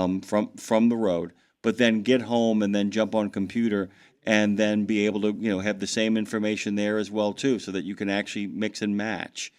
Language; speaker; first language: English; native; English